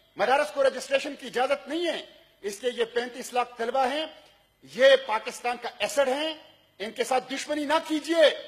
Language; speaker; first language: Urdu; non-native, local second language; Pashto